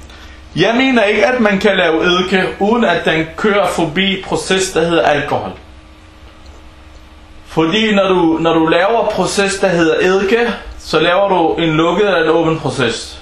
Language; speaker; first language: Danish; early bilingual, other home language; Arabic